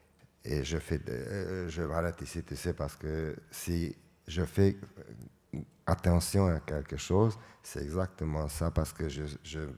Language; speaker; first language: French; non-native, fluent; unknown